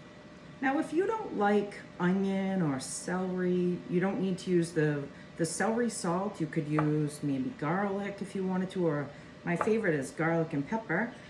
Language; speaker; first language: English; native; English